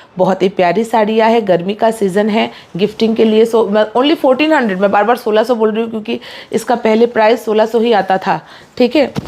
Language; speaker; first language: Hindi; non-native, local second language; Bangla